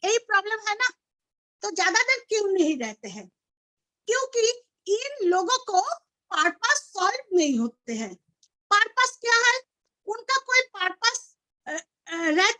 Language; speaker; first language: Hindi; non-native, local second language; Bangla